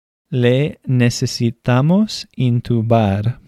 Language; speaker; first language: Spanish; non-native, fluent; English